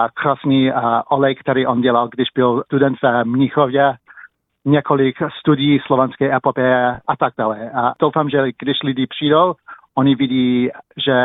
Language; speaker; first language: Czech; early bilingual, heritage; English